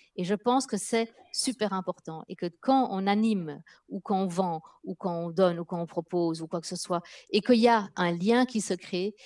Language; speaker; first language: French; early bilingual, other home language; Dutch